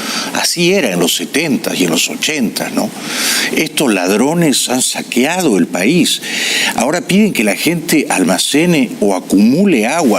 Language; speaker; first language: Spanish; native; Spanish